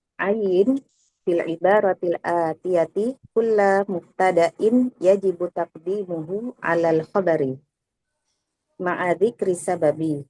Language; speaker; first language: Arabic; non-native, learner; Indonesian